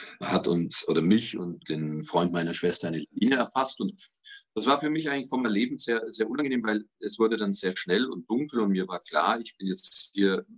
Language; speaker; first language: German; native; German